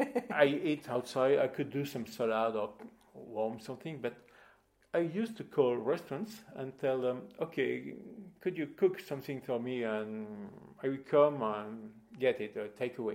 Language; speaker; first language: English; non-native, fluent; French